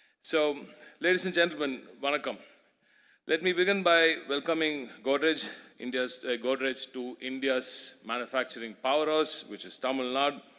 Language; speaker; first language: English; non-native, local second language; Tamil